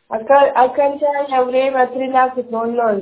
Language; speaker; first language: Russian; non-native, learner; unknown